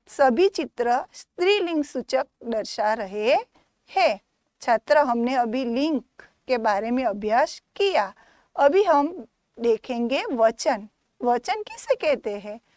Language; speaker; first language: Hindi; non-native, local second language; Gujarati